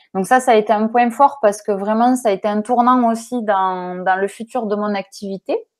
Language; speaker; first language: French; native; French